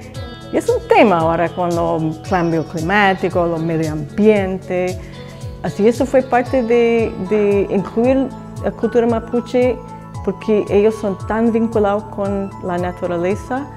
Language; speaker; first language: Spanish; non-native, learner; English